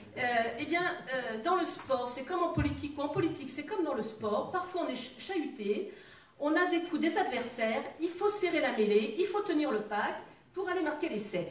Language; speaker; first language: French; native; French